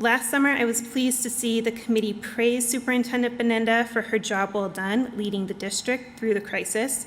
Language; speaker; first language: English; native; English